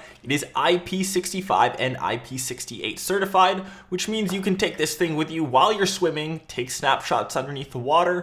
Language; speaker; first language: English; native; English